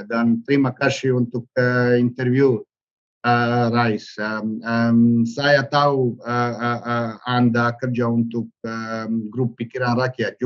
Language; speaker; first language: Indonesian; non-native, learner; Serbian